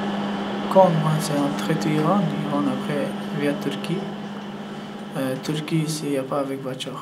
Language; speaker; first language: French; non-native, learner; Persian